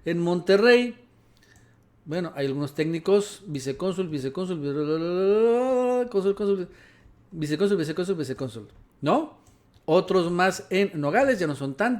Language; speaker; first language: Spanish; native; Spanish